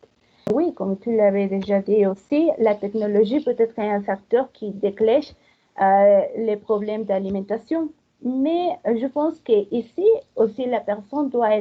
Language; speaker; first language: French; non-native, fluent; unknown